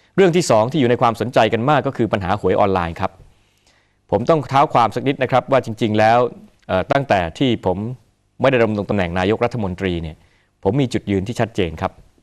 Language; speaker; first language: Thai; native; Thai